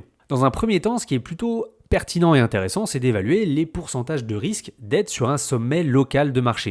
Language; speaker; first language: French; native; French